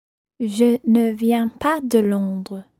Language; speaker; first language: French; non-native, learner; English